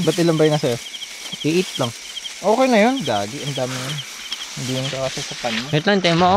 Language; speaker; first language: Filipino; native; Filipino